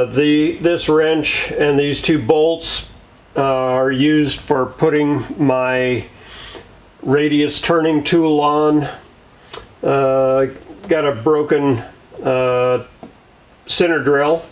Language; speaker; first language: English; native; English